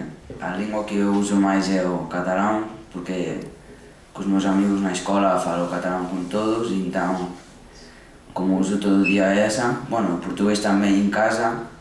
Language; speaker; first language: Portuguese; early bilingual, heritage; Portuguese